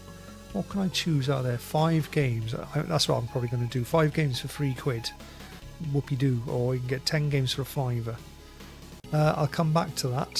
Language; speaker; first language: English; native; English